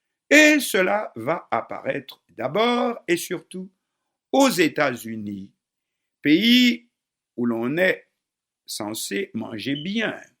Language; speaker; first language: French; non-native, local second language; Haitian Creole